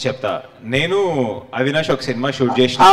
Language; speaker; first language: Telugu; native; Telugu